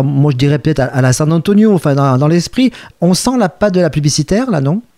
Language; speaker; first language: French; native; French